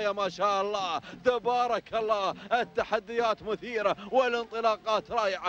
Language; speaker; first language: Arabic; native; Arabic